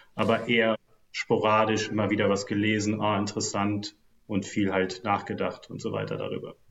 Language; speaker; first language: German; native; German